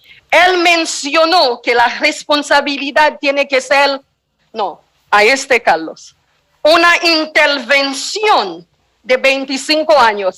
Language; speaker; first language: Spanish; non-native, fluent; Haitian Creole